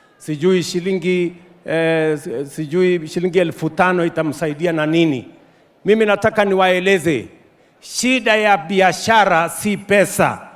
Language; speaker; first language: Swahili; non-native, local second language; Kalenjin